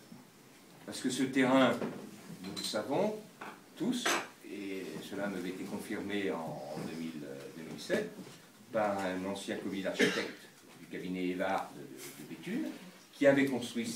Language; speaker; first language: French; native; French